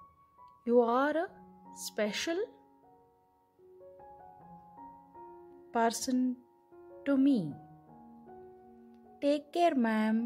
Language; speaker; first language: English; non-native, local second language; Kannada